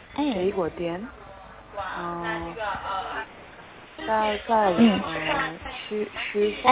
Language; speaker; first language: Chinese; non-native, learner; Korean